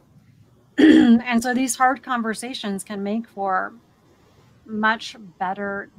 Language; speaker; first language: English; native; English